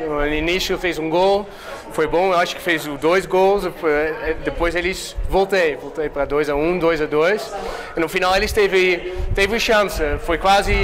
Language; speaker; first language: Portuguese; non-native, learner; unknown